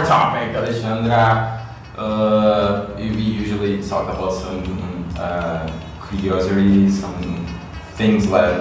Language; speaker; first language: English; non-native, fluent; Portuguese